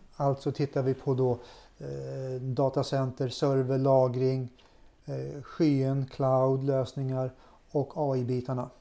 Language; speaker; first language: Swedish; native; Swedish